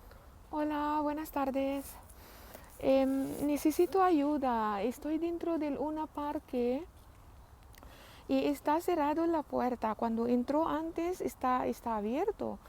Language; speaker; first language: Spanish; non-native, learner; Filipino